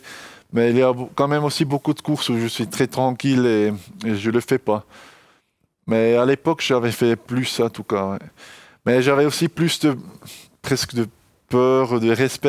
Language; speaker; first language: French; non-native, local second language; German